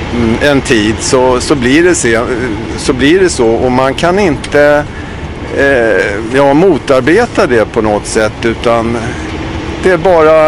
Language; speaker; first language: Swedish; native; Swedish